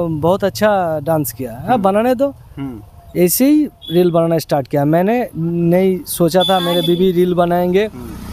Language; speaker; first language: Hindi; non-native, local second language; Bangla